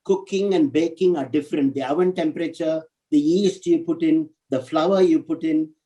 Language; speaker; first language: English; non-native, local second language; Tamil